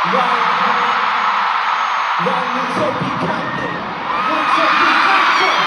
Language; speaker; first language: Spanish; non-native, learner; Korean